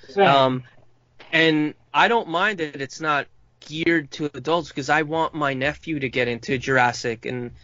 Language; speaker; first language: English; non-native, fluent; Spanish